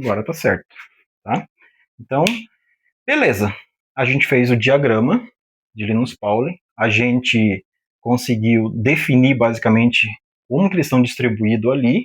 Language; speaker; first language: Portuguese; native; Portuguese